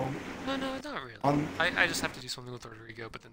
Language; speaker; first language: English; native; English